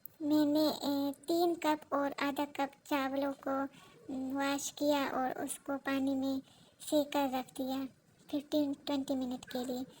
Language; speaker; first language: Urdu; non-native, local second language; Pashto